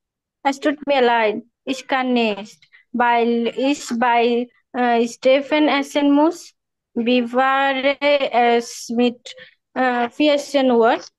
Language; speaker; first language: German; non-native, learner; Bangla